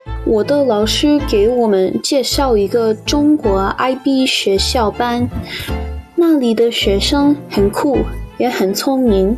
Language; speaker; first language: Chinese; non-native, learner; English